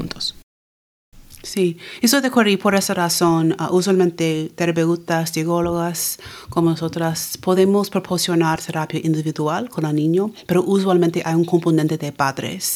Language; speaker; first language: Spanish; early bilingual, heritage; Spanish